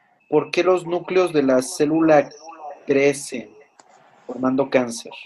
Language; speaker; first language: Spanish; native; Spanish